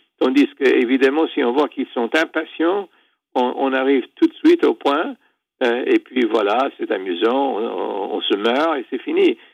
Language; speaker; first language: French; non-native, fluent; English